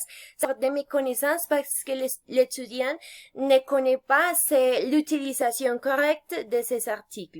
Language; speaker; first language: French; non-native, fluent; Spanish